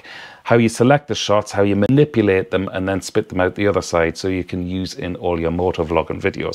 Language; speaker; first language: English; native; English